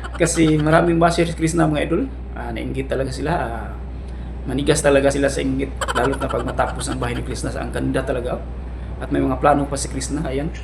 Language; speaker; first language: Filipino; non-native, local second language; Cebuano